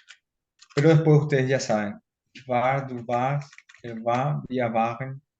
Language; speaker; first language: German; non-native, fluent; Spanish